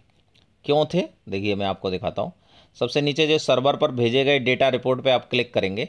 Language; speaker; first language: Hindi; native; Hindi